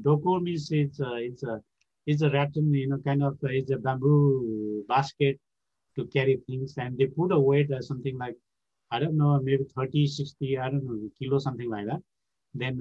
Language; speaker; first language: English; non-native, local second language; Gurung